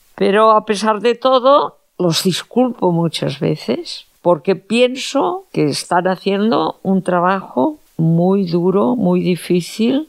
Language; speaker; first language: Spanish; non-native, local second language; Catalan